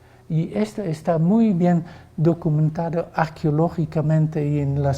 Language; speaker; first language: Spanish; non-native, fluent; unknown